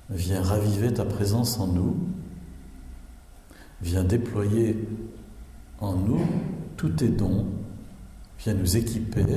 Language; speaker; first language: French; native; French